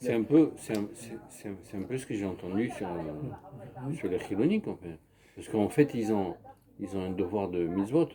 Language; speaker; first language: French; native; French